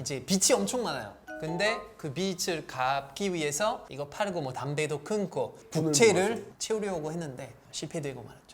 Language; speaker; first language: Korean; non-native, fluent; French